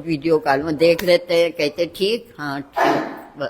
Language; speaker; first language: Hindi; native; Hindi